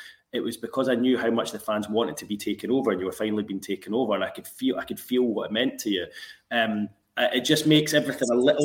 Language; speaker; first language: English; native; English